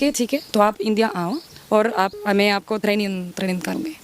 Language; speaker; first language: Hindi; non-native, learner; Spanish